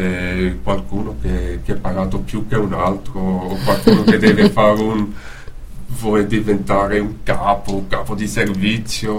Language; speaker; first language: Italian; non-native, fluent; Dutch